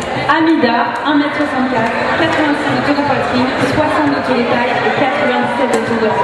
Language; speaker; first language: French; native; French